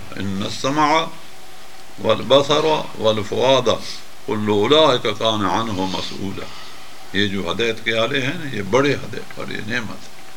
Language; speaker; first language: Urdu; non-native, local second language; Punjabi